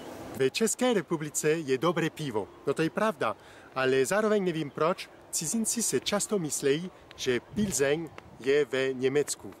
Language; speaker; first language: Czech; non-native, fluent; French